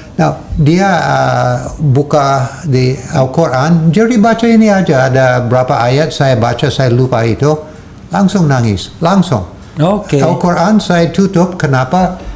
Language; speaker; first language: Indonesian; non-native, learner; English